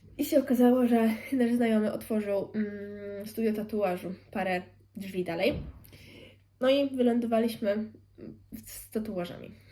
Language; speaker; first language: Polish; early bilingual, heritage; Polish